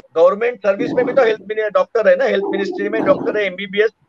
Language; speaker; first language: Hindi; non-native, local second language; Marathi